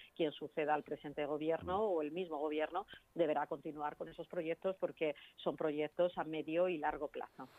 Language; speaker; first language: Spanish; native; Spanish